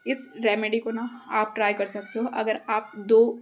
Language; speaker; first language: Hindi; native; Hindi